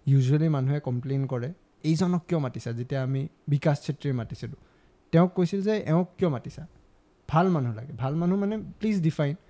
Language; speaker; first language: Assamese; native; Assamese